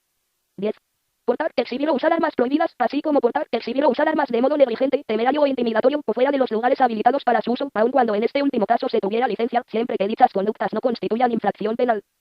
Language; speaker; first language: Spanish; native; Spanish